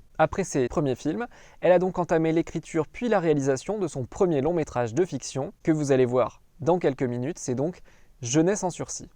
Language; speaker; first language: French; native; French